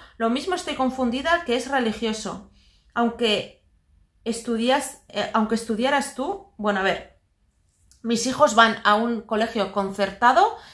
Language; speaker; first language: Spanish; non-native, local second language; Basque